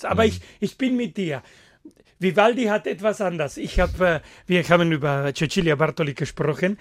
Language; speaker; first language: German; non-native, fluent; Spanish